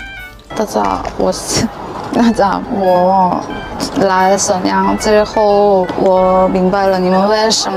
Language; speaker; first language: Chinese; non-native, fluent; Korean